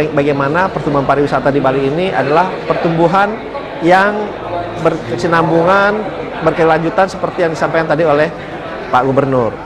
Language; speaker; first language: Indonesian; native; Indonesian